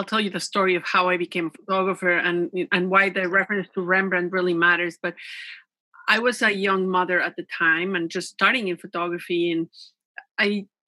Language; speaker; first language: English; non-native, fluent; Spanish